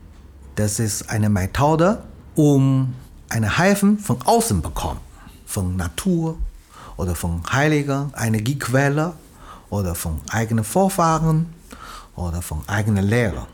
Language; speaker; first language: German; non-native, learner; Chinese